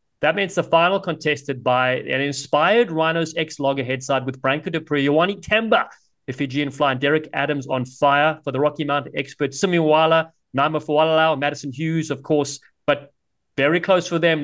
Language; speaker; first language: English; native; English